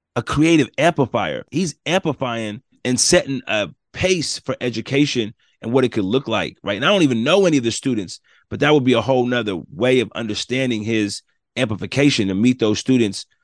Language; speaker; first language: English; native; English